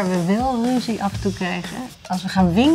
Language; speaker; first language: Dutch; native; Dutch